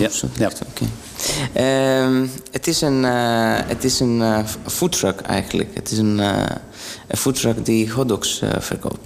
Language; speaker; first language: Dutch; non-native, fluent; Greek